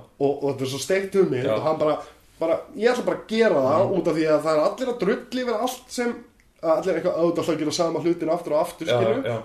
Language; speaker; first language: Icelandic; native; Icelandic